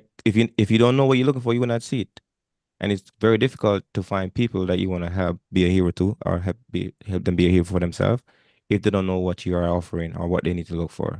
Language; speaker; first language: English; non-native, fluent; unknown